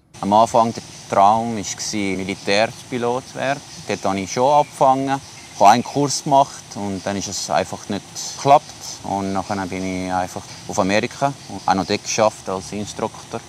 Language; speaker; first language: German; non-native, local second language; Italian